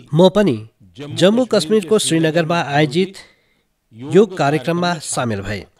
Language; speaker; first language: Nepali; native; Nepali